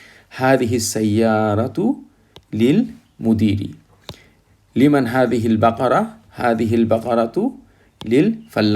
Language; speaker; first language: Arabic; non-native, fluent; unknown